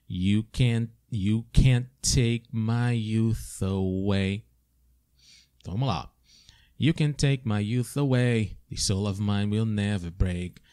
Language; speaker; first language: English; non-native, fluent; Portuguese